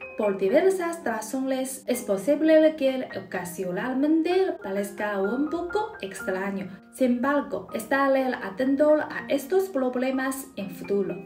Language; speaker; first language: Spanish; non-native, fluent; Chinese